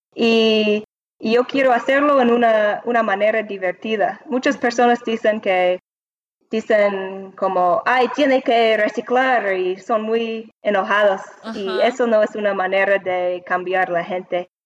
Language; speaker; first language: Spanish; non-native, learner; English